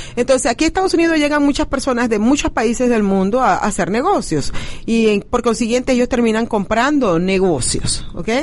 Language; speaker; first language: Spanish; native; Spanish